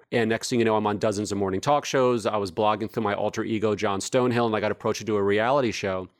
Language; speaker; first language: English; native; English